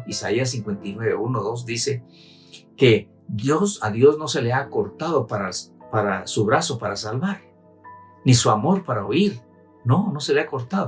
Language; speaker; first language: Spanish; native; Spanish